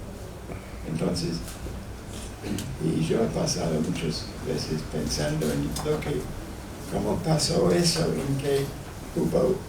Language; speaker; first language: Spanish; non-native, fluent; English